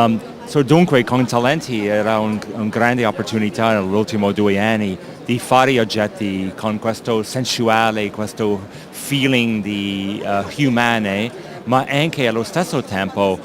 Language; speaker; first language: Italian; non-native, learner; English